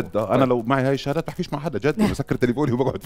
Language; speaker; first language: Arabic; native; Arabic